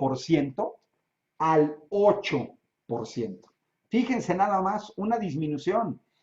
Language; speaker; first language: Spanish; native; Spanish